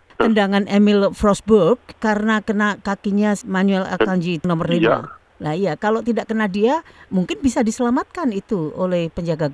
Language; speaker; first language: Indonesian; native; Indonesian